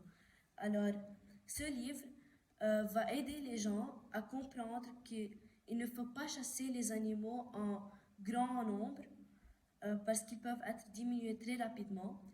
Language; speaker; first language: French; non-native, local second language; Arabic